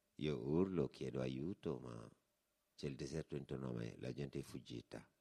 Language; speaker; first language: Italian; non-native, fluent; Wolof